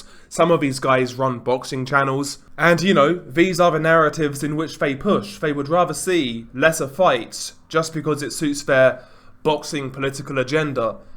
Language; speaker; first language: English; native; English